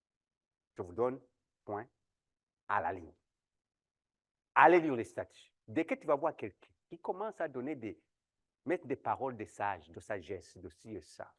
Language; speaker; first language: French; non-native, local second language; Kinyarwanda